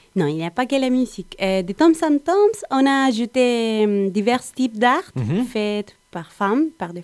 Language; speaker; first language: French; non-native, learner; Spanish